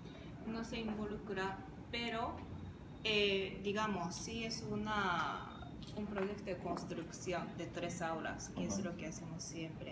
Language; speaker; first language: Spanish; non-native, fluent; Japanese